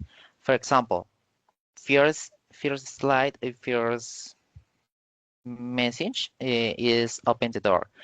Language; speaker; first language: English; non-native, learner; Spanish